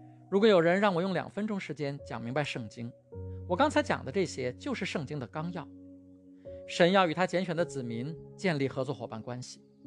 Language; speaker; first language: Chinese; native; Chinese